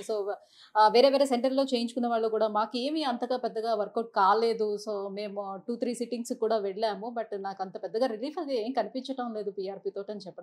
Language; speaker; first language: Telugu; native; Telugu